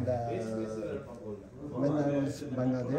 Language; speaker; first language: English; non-native, learner; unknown